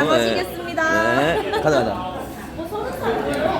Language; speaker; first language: Korean; non-native, fluent; Vietnamese